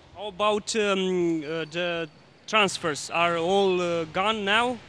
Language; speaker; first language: English; non-native, learner; Romanian